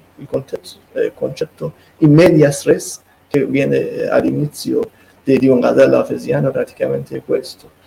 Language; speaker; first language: Italian; non-native, fluent; Persian